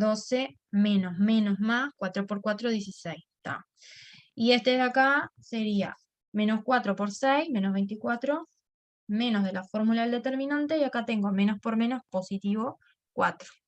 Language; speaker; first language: Spanish; native; Spanish